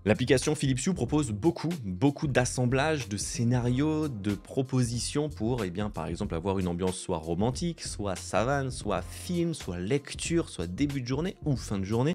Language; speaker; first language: French; native; French